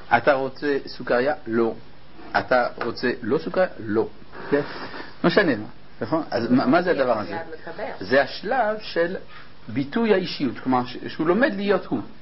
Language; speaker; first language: Hebrew; native; Hebrew